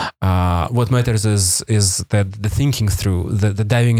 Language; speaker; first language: English; non-native, fluent; Russian